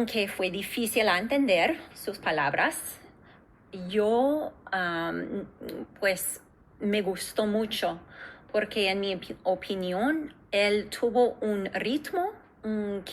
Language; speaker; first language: Spanish; non-native, fluent; English